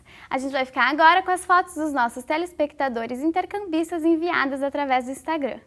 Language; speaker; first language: Portuguese; native; Portuguese